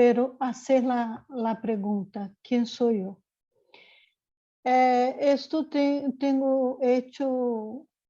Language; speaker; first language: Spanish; non-native, learner; Portuguese